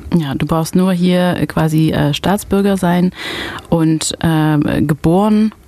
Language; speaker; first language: German; non-native, fluent; Dutch